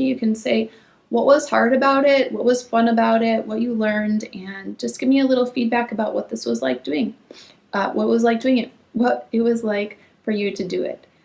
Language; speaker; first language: English; native; English